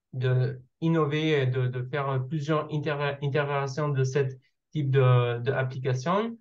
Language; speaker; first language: French; non-native, learner; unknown